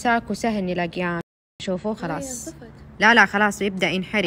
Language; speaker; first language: Arabic; native; Arabic